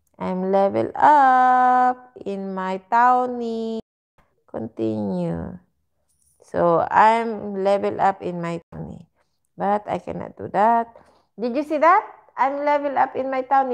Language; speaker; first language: English; non-native, learner; Filipino